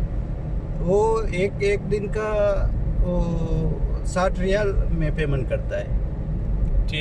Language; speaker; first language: Hindi; non-native, learner; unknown